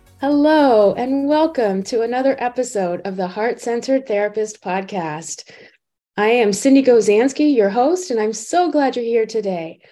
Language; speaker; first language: English; native; English